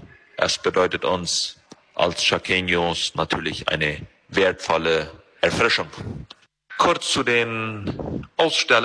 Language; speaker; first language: German; early bilingual, heritage; German